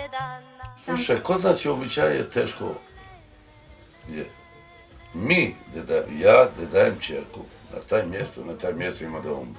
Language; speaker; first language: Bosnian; non-native, local second language; Romany